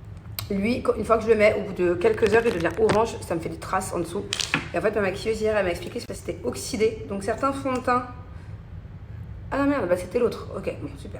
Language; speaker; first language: French; native; French